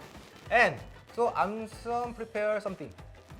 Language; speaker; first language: English; non-native, learner; Korean